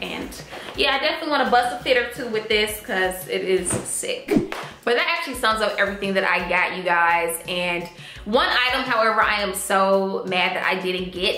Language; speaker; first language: English; native; English